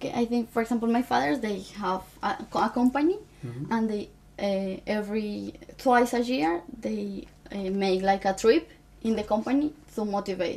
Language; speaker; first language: English; non-native, fluent; Spanish